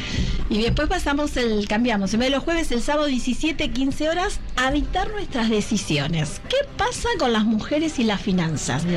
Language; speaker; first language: Spanish; native; Spanish